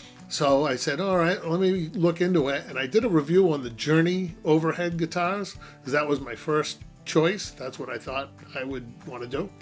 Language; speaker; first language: English; native; English